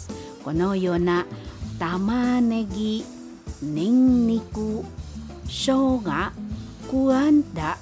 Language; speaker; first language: Japanese; non-native, fluent; Indonesian